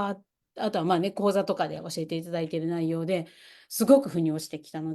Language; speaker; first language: Japanese; native; Japanese